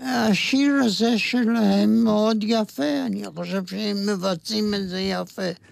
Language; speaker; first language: Hebrew; non-native, fluent; Yiddish